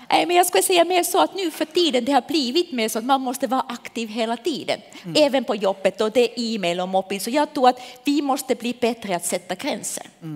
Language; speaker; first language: Swedish; non-native, local second language; Finnish